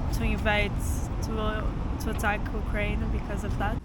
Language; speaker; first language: English; non-native, fluent; Korean